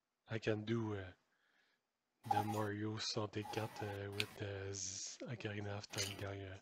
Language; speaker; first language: English; non-native, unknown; French